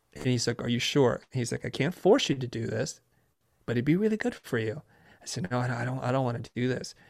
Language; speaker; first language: English; early bilingual, other home language; Vietnamese